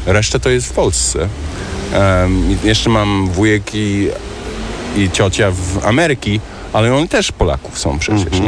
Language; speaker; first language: Polish; early bilingual, heritage; German